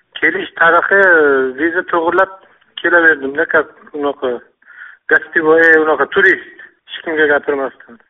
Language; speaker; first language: Uzbek; native; Uzbek